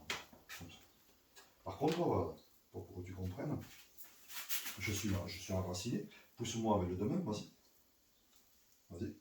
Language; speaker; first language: French; native; French